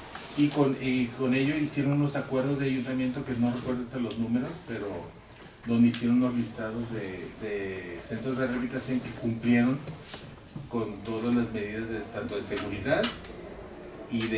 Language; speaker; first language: Spanish; native; Spanish